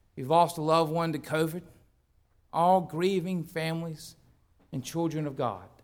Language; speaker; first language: English; native; English